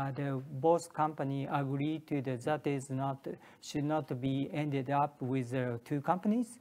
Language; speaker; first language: English; non-native, learner; Japanese